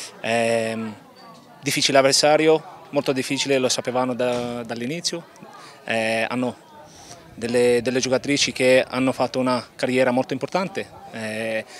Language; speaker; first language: Italian; non-native, fluent; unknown